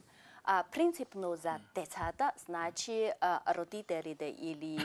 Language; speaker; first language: Bulgarian; non-native, fluent; Chinese